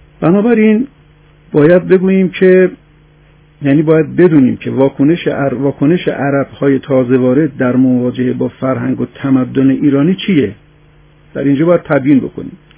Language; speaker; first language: Persian; native; Persian